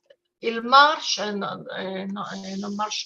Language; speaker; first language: French; non-native, learner; Italian